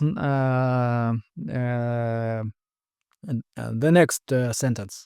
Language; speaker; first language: English; non-native, learner; Ukrainian